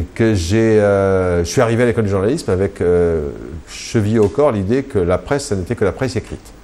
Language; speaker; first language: French; early bilingual, other home language; Kabyle